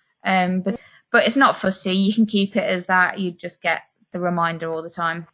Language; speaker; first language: English; native; English